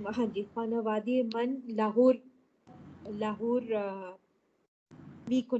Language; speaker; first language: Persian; non-native, learner; Urdu